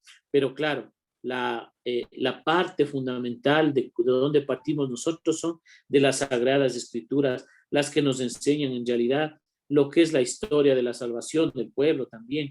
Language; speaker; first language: Spanish; native; Spanish